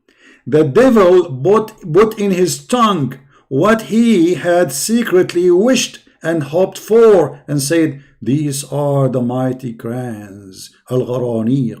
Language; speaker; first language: English; non-native, fluent; Arabic